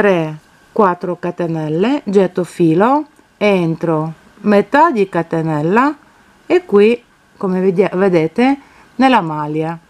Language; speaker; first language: Italian; non-native, fluent; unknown